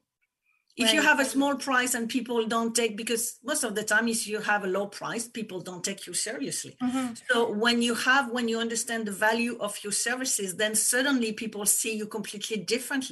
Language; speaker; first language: English; non-native, fluent; French